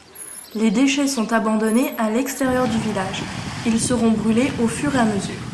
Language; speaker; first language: French; native; French